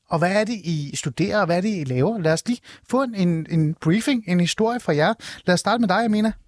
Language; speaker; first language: Danish; early bilingual, other home language; Persian